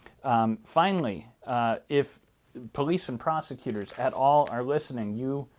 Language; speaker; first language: English; native; English